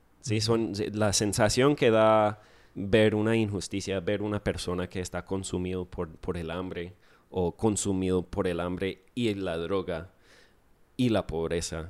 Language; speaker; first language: Spanish; non-native, fluent; English